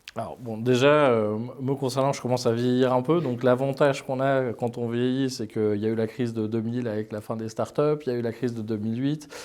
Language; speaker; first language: French; native; French